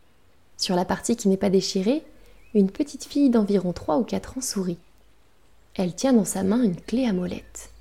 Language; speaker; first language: French; native; French